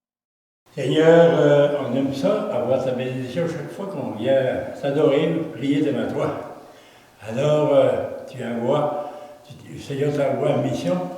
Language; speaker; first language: French; native; French